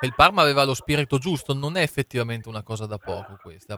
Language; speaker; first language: Italian; native; Italian